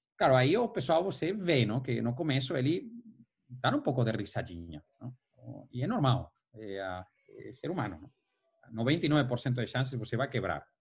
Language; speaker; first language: Portuguese; non-native, fluent; Spanish